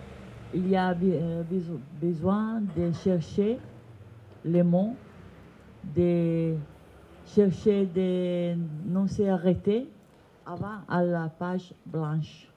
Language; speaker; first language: French; non-native, fluent; Italian